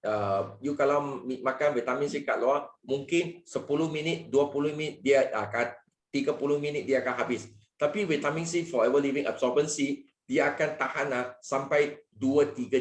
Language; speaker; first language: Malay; non-native, local second language; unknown